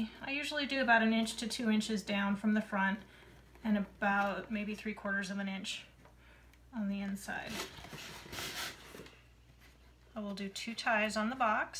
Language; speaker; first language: English; native; English